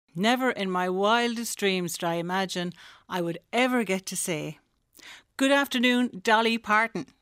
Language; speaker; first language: English; native; English